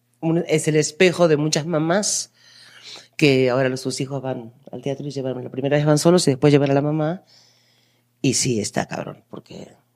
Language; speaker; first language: Spanish; native; Spanish